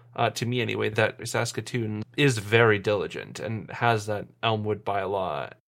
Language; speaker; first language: English; native; English